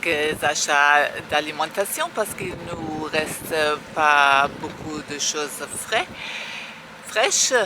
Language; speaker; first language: French; non-native, fluent; German